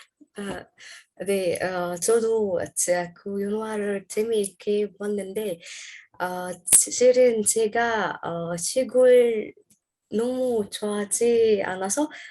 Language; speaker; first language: Korean; non-native, learner; Arabic